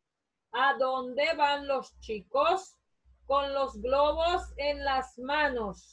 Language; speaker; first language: Spanish; non-native, fluent; Portuguese